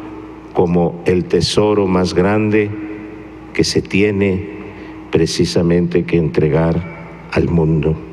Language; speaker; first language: Spanish; native; Spanish